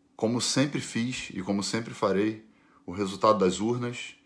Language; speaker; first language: Portuguese; native; Portuguese